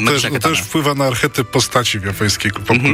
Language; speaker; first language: Polish; native; Polish